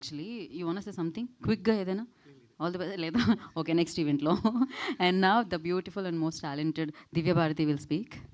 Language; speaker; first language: Telugu; native; Telugu